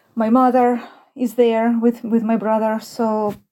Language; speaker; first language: English; non-native, fluent; Ukrainian